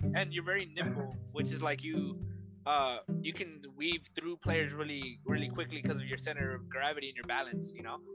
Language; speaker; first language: English; native; English